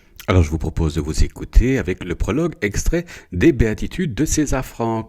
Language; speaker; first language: French; native; French